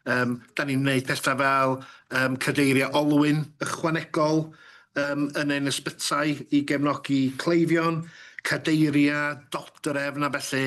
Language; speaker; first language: Welsh; native; Welsh